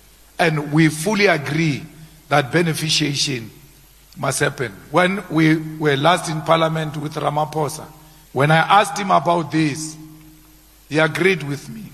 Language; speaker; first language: English; non-native, local second language; Northern Sotho